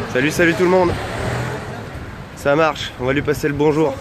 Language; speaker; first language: French; native; French